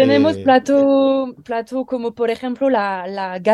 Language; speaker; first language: Spanish; non-native, learner; French